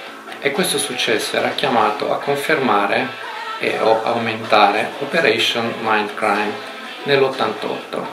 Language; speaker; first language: Italian; native; Italian